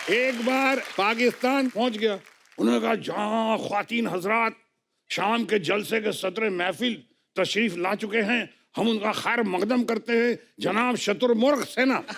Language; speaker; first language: Hindi; native; Hindi